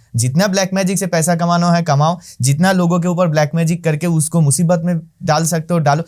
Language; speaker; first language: Hindi; non-native, local second language; Bangla